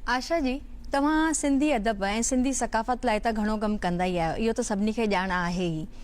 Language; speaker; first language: Sindhi; native; Sindhi